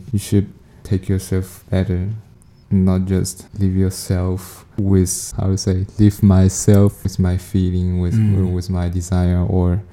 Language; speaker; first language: English; non-native, learner; Chinese